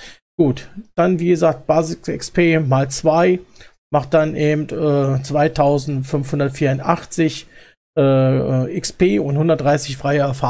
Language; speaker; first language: German; native; German